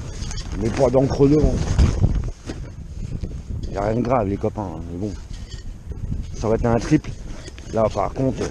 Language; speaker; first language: French; native; French